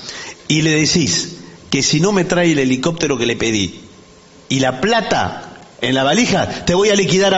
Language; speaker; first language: Spanish; native; Spanish